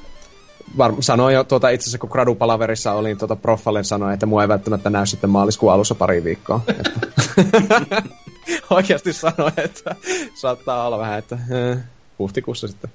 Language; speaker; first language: Finnish; native; Finnish